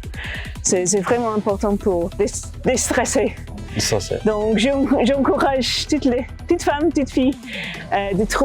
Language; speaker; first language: French; non-native, fluent; English